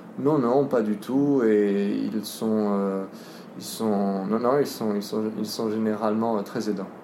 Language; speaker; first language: French; native; French